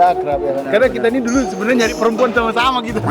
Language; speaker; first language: Indonesian; native; Indonesian